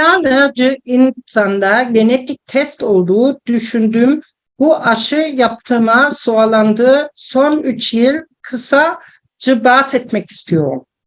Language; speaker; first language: Turkish; non-native, learner; German